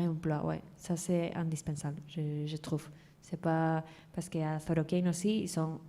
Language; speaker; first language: French; non-native, fluent; Spanish